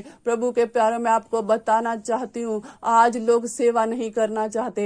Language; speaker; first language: Hindi; native; Hindi